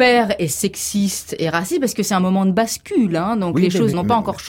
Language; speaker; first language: French; native; French